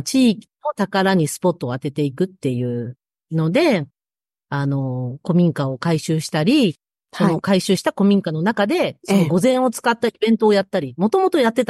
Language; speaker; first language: Japanese; native; Japanese